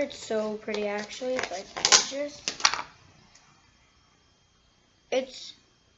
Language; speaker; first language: English; native; English